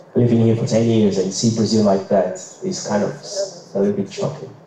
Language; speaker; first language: English; non-native, fluent; Portuguese